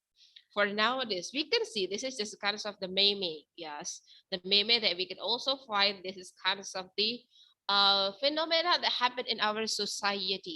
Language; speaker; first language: English; non-native, fluent; Indonesian